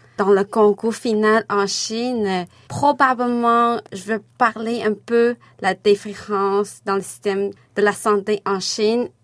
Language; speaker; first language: French; non-native, fluent; Chinese